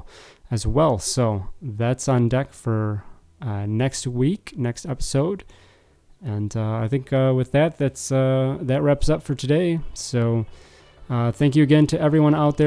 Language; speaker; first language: English; native; English